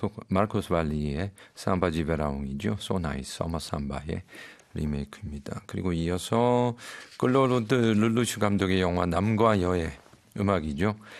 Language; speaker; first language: Korean; native; Korean